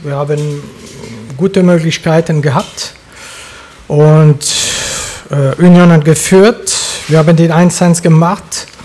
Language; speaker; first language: German; non-native, fluent; French